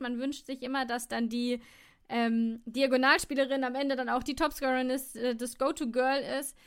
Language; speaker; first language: German; native; German